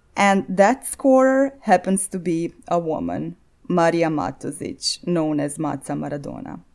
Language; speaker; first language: English; non-native, fluent; Croatian